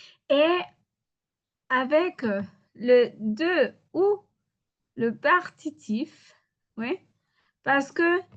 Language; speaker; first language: French; non-native, learner; Spanish